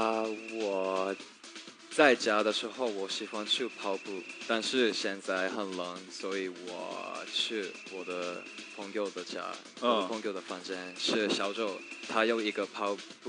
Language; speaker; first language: Chinese; non-native, learner; English